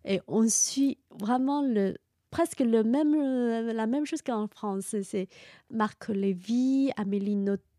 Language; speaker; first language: French; non-native, fluent; Chinese